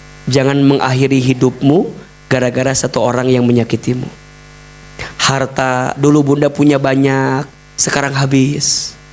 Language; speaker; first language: Indonesian; non-native, local second language; Sundanese